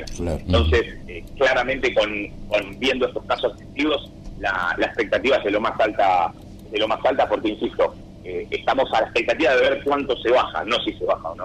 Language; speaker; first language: Spanish; native; Spanish